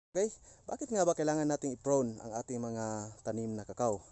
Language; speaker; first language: Filipino; non-native, local second language; Cebuano